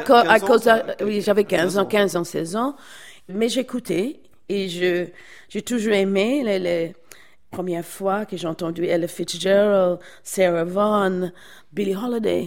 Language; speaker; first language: French; non-native, fluent; English